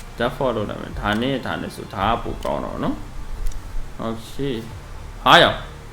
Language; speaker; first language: Burmese; native; Burmese